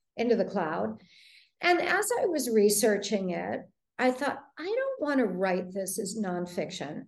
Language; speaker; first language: English; native; English